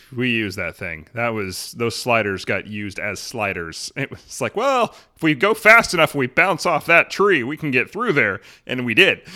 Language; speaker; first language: English; native; English